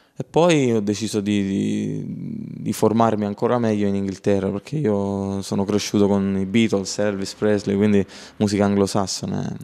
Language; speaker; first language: Italian; native; Italian